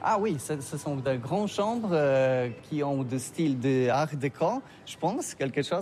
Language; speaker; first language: French; non-native, learner; Polish